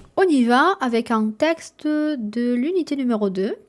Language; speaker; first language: French; non-native, fluent; Spanish